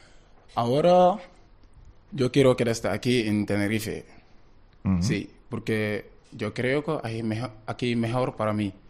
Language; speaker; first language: Spanish; non-native, learner; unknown